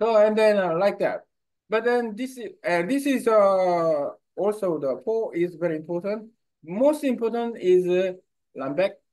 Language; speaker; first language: English; non-native, learner; Korean